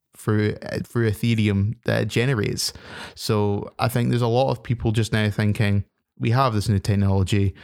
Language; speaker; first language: English; native; English